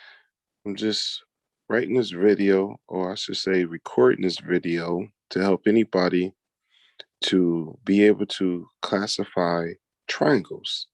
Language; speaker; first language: English; native; English